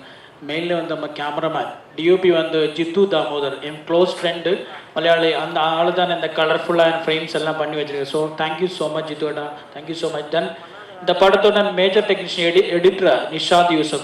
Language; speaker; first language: Tamil; non-native, learner; Malayalam